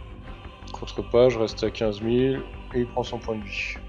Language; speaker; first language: French; native; French